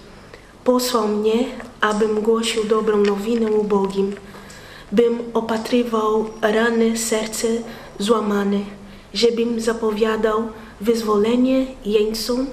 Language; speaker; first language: Polish; non-native, learner; Portuguese